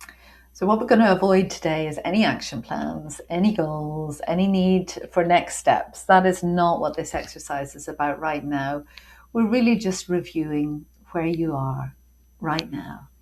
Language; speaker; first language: English; native; English